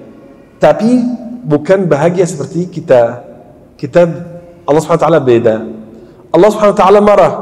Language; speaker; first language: Indonesian; non-native, fluent; Arabic